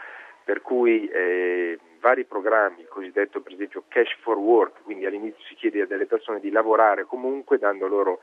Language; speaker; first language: Italian; native; Italian